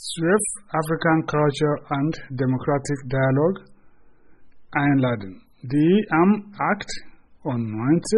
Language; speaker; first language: German; non-native, fluent; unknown